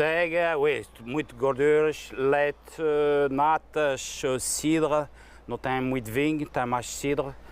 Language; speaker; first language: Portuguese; non-native, learner; French